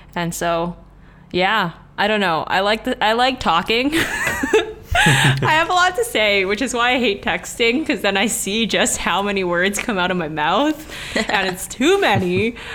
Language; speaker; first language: English; non-native, local second language; Cantonese